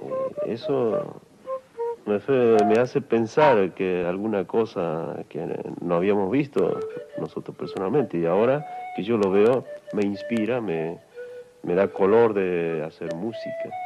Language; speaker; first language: Spanish; non-native, local second language; Quechua